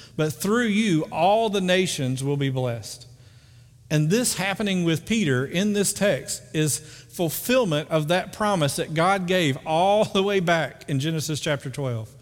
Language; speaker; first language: English; native; English